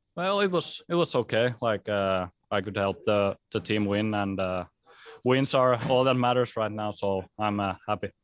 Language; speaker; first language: English; non-native, fluent; French